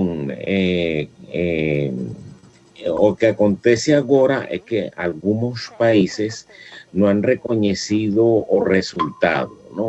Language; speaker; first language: Portuguese; non-native, fluent; Spanish